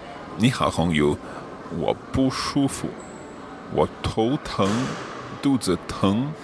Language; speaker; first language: Chinese; non-native, learner; English